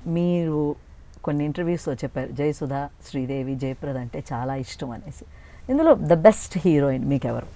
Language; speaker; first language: Telugu; native; Telugu